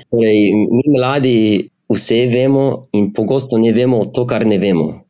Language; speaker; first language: Slovenian; non-native, fluent; English